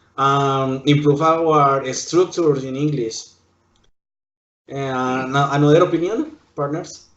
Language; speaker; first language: English; non-native, learner; Spanish